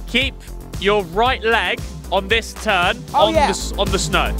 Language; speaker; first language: English; native; English